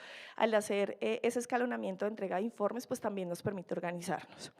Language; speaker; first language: Spanish; native; Spanish